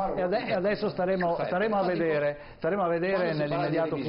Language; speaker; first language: Italian; native; Italian